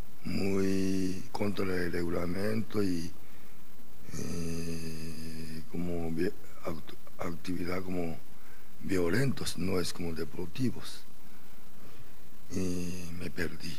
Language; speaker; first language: Spanish; non-native, learner; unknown